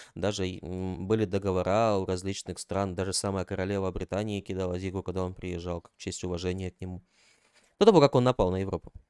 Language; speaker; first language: Russian; native; Russian